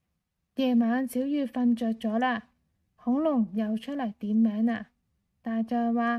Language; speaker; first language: Cantonese; native; Cantonese